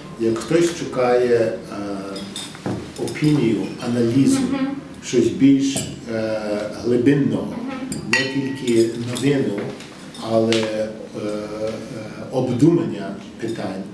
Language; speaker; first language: Ukrainian; early bilingual, heritage; English